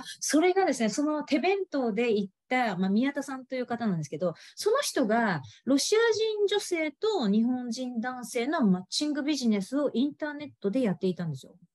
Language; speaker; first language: Japanese; native; Japanese